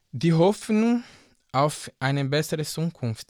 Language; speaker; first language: German; non-native, learner; Portuguese